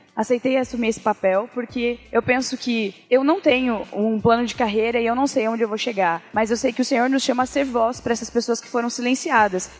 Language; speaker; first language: Portuguese; native; Portuguese